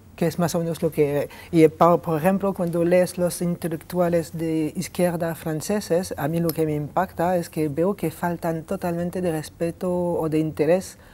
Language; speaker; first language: Spanish; non-native, fluent; French